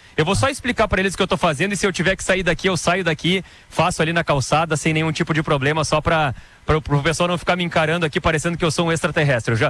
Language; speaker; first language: Portuguese; native; Portuguese